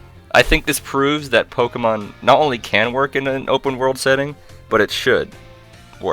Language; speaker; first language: English; native; English